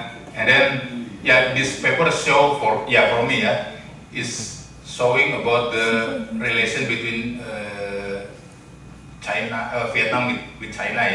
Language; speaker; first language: English; non-native, learner; Indonesian